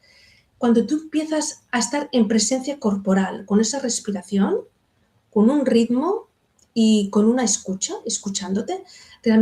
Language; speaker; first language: Spanish; native; Spanish